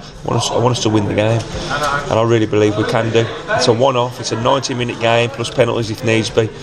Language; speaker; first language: English; native; English